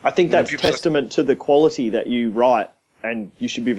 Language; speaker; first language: English; native; English